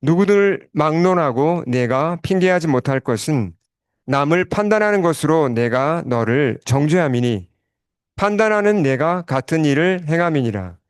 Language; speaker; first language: Korean; native; Korean